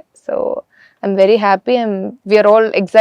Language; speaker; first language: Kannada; early bilingual, heritage; Kannada